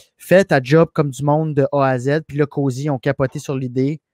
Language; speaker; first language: French; native; French